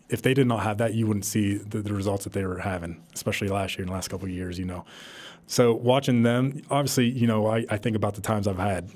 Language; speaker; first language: English; native; English